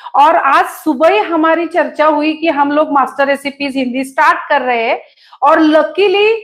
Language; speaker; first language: Hindi; non-native, local second language; Konkani